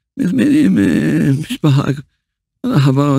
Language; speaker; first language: Hebrew; early bilingual, other home language; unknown